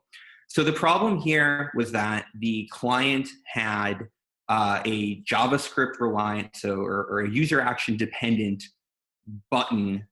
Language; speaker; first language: English; native; English